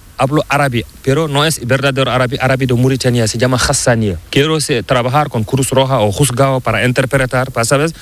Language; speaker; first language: Spanish; non-native, learner; Fula